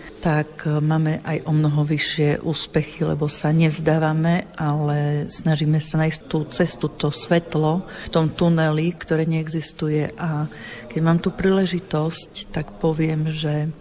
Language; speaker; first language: Slovak; native; Slovak